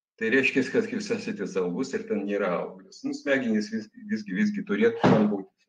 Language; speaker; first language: Lithuanian; non-native, local second language; Russian